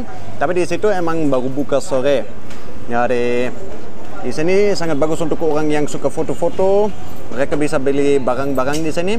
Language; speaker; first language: Indonesian; non-native, fluent; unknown